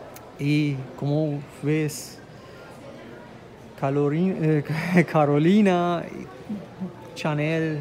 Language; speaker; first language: Spanish; non-native, fluent; German